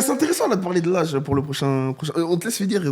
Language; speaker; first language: French; native; French